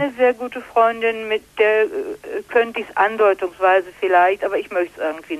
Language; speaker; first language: German; native; German